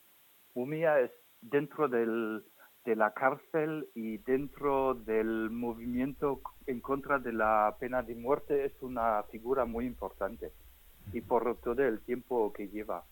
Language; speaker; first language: Spanish; non-native, fluent; German